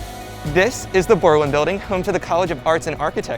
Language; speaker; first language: English; native; English